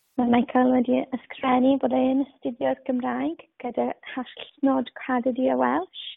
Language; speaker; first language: Welsh; native; Welsh